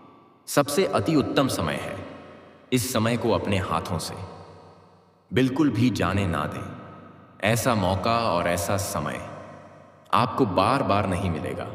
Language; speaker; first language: Hindi; native; Hindi